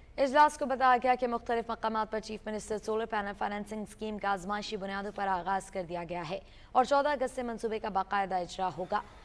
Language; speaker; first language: Urdu; native; Urdu